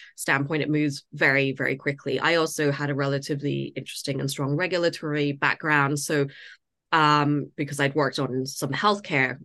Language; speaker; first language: English; native; English